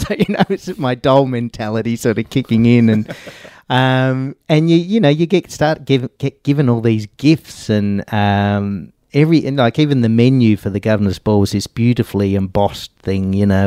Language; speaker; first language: English; native; English